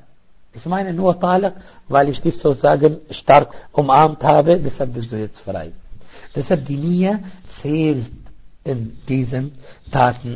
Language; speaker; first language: German; non-native, fluent; Arabic